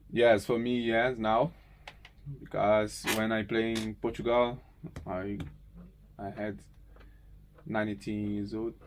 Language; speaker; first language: English; non-native, learner; Portuguese